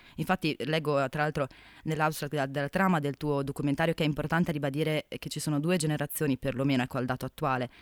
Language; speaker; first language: Italian; native; Italian